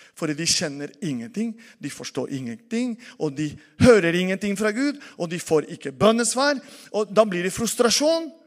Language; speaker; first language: Norwegian; non-native, fluent; Spanish